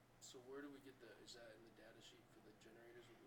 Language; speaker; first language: English; native; English